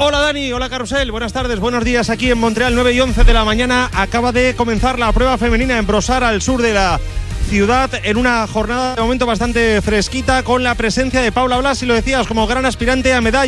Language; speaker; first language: Spanish; native; Spanish